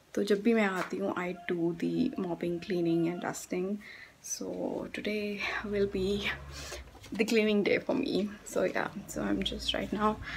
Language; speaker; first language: Hindi; native; Hindi